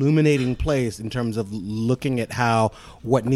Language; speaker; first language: English; non-native, local second language; Shona